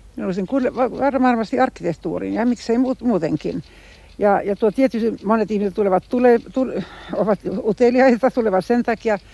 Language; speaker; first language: Finnish; non-native, local second language; Swedish